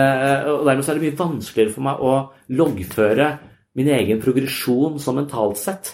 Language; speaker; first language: Norwegian; native; Norwegian